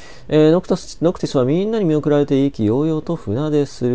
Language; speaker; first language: Japanese; native; Japanese